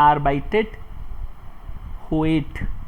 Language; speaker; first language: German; non-native, fluent; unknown